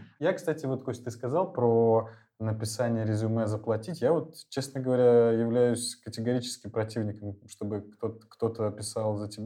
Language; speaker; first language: Russian; native; Russian